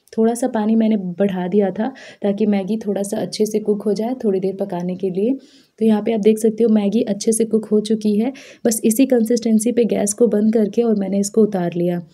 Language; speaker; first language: Hindi; native; Hindi